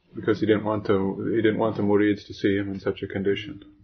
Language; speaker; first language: English; native; English